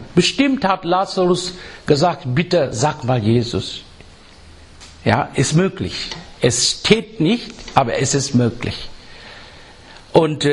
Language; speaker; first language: German; non-native, learner; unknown